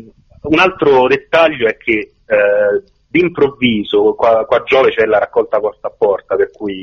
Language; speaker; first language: Italian; native; Italian